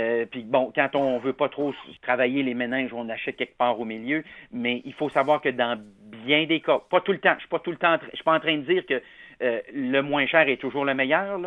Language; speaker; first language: French; native; French